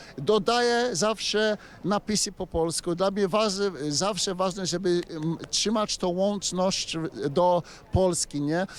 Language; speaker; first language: Polish; early bilingual, heritage; English